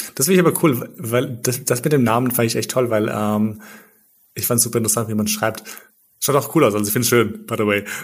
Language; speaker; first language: German; early bilingual, other home language; Albanian